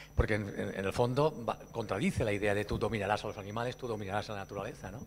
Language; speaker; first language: Spanish; non-native, local second language; Catalan